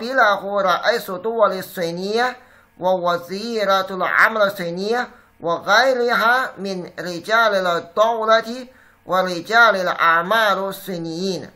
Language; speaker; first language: Arabic; non-native, fluent; Chinese